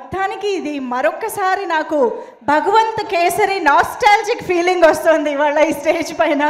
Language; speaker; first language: Telugu; native; Telugu